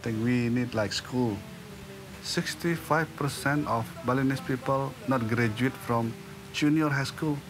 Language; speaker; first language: English; non-native, learner; Indonesian